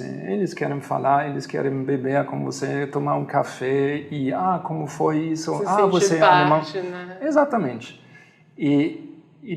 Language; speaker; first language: Portuguese; non-native, fluent; German